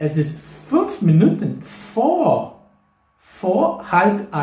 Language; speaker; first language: German; non-native, fluent; English